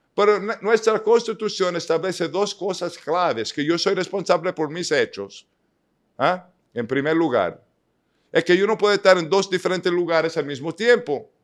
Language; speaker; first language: Spanish; non-native, fluent; Italian